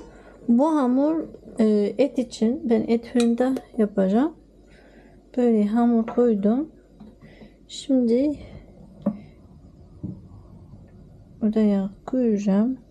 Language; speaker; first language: Turkish; non-native, learner; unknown